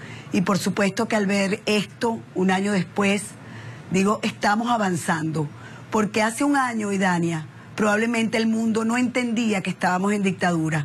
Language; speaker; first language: Spanish; native; Spanish